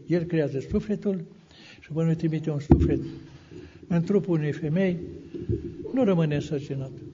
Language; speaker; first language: Romanian; native; Romanian